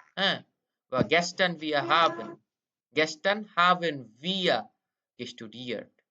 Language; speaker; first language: Bangla; native; Bangla